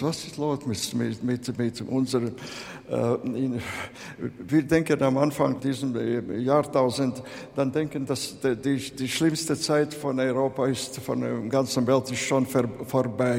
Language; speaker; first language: German; non-native, fluent; Latvian